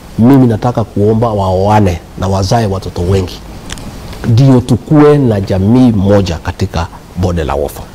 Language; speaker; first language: Swahili; non-native, local second language; Kikuyu